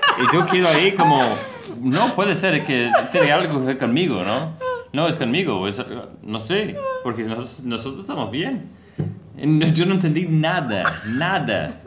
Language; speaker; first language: Spanish; non-native, learner; English